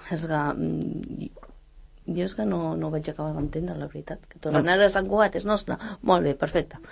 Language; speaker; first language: Catalan; native; Catalan